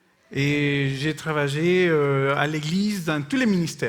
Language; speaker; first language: French; non-native, fluent; Spanish